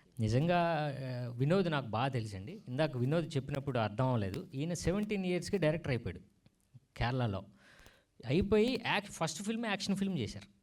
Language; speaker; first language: Telugu; native; Telugu